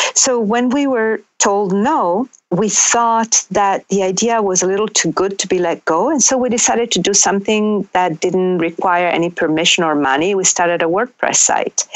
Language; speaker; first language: English; non-native, fluent; Italian